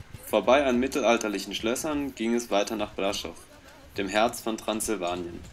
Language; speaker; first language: German; native; German